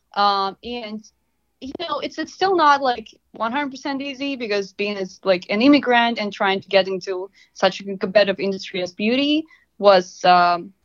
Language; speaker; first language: English; non-native, fluent; Russian